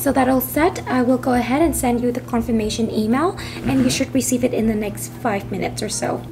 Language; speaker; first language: English; non-native, fluent; Vietnamese